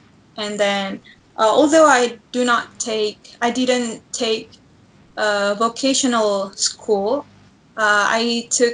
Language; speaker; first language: English; non-native, learner; Indonesian